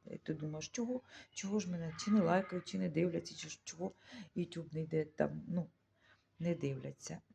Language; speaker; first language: Ukrainian; non-native, local second language; Russian